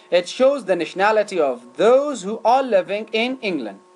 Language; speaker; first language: English; non-native, fluent; Persian